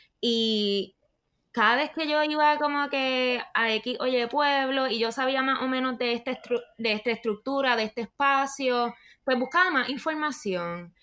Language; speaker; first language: Spanish; native; Spanish